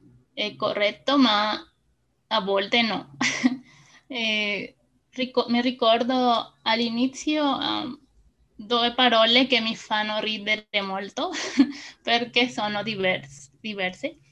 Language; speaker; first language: Italian; non-native, fluent; Spanish